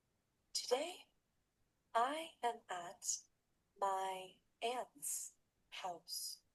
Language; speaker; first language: English; non-native, learner; Spanish